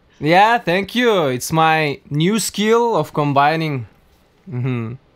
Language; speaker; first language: English; non-native, learner; Tatar